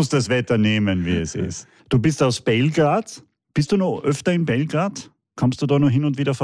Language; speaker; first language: German; native; German